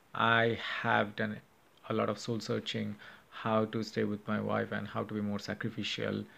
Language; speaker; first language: English; non-native, local second language; Hindi